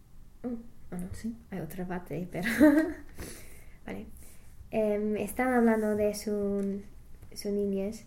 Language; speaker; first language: Spanish; non-native, learner; English